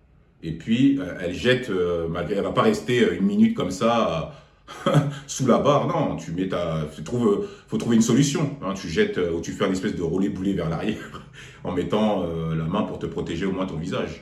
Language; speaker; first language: French; native; French